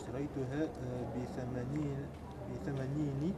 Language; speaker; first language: Arabic; non-native, learner; French